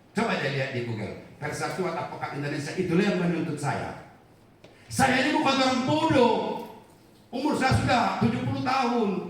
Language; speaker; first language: Indonesian; non-native, local second language; Batak Toba